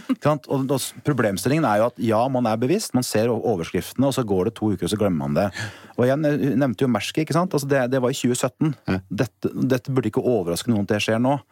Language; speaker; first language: Norwegian; native; Norwegian